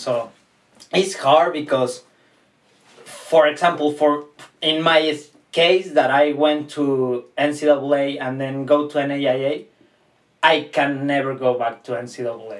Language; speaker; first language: English; non-native, fluent; Spanish